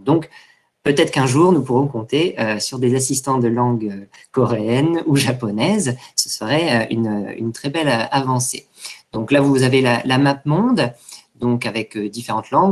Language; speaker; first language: French; native; French